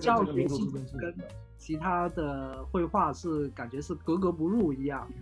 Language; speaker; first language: Chinese; non-native, local second language; Cantonese